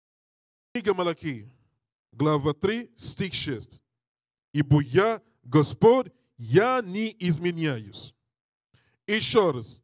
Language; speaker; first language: Russian; non-native, learner; English